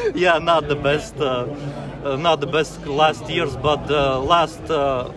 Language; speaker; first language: English; non-native, fluent; Latvian